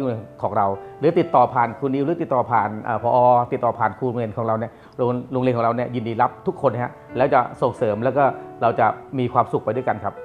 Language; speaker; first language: Thai; native; Thai